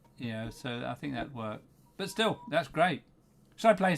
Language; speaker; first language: English; native; English